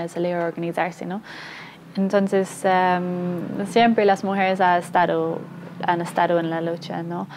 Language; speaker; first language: Spanish; non-native, fluent; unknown